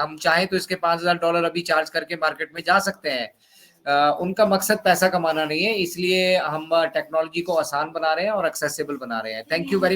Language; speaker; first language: Hindi; native; Hindi